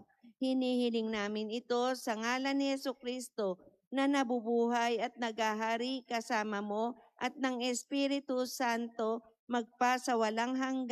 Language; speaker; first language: Filipino; native; Filipino